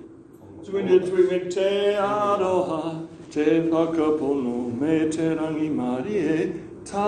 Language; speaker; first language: Māori; non-native, local second language; English